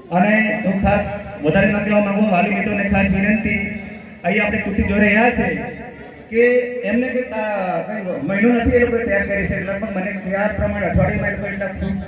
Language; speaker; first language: Gujarati; native; Gujarati